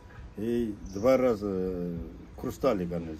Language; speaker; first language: Russian; non-native, local second language; Kazakh